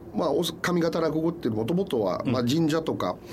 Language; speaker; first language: Japanese; non-native, fluent; French